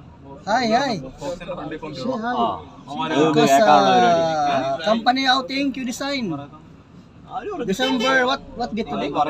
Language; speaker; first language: English; non-native, learner; Filipino